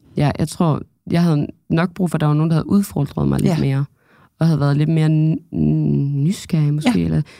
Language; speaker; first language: Danish; native; Danish